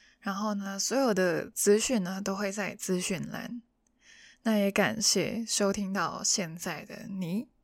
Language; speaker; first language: Chinese; non-native, local second language; Cantonese